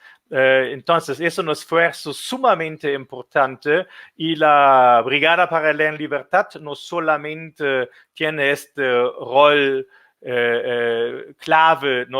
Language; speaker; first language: Spanish; non-native, fluent; German